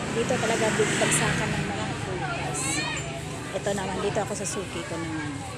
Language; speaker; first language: Filipino; non-native, local second language; Cebuano